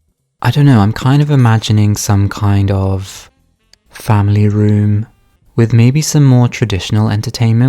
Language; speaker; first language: English; native; English